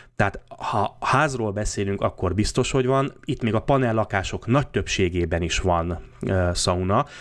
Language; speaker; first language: Hungarian; native; Hungarian